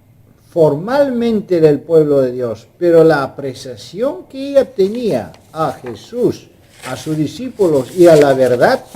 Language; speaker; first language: Spanish; non-native, fluent; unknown